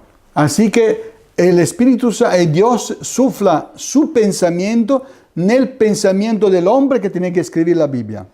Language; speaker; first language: Spanish; non-native, fluent; Italian